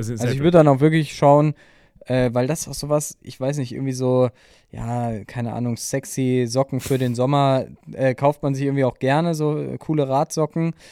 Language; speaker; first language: German; native; German